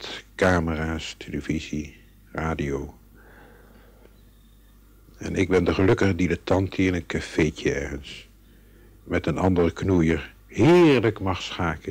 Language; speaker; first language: Dutch; native; Dutch